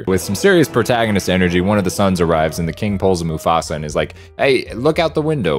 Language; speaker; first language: English; native; English